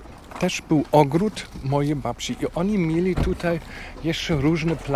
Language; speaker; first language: Polish; non-native, fluent; German